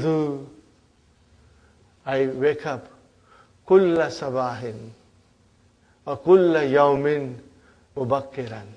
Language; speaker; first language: Arabic; non-native, fluent; English